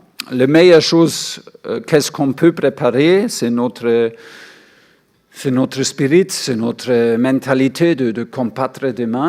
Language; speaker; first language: French; non-native, fluent; German